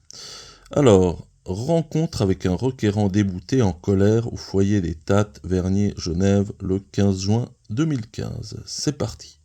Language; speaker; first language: French; native; French